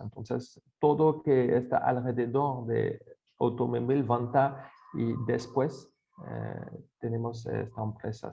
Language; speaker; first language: Spanish; non-native, fluent; French